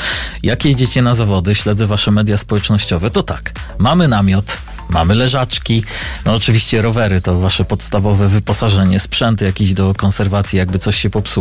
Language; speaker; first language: Polish; native; Polish